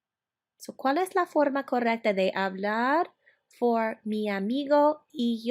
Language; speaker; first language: Spanish; non-native, fluent; English